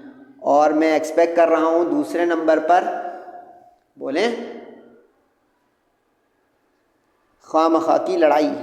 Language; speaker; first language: Urdu; native; Urdu